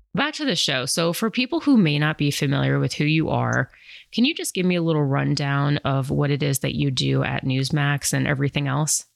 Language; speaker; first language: English; native; English